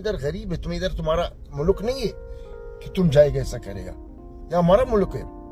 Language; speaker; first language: Hindi; non-native, fluent; Arabic